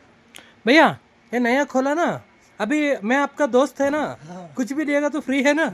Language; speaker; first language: Hindi; non-native, local second language; Malayalam